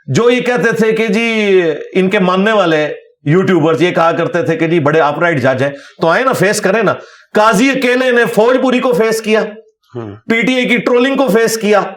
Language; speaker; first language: Urdu; non-native, local second language; Punjabi